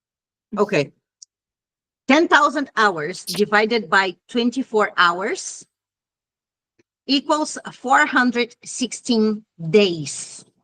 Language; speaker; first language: English; non-native, fluent; Portuguese